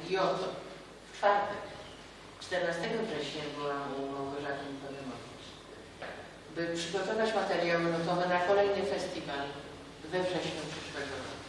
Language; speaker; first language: Polish; native; Polish